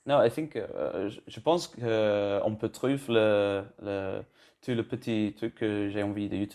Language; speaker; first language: French; non-native, learner; English